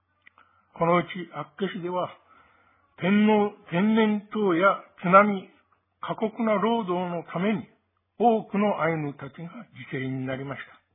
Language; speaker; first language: Japanese; native; Japanese